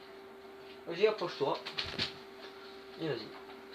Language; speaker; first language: French; native; French